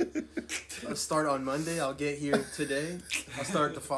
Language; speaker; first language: English; non-native, local second language; Filipino